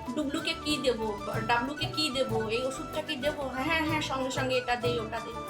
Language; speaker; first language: Bangla; native; Bangla